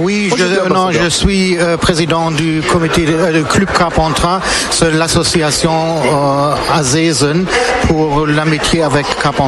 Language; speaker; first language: French; non-native, learner; German